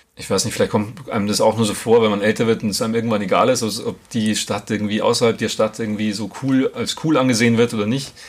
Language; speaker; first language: German; native; German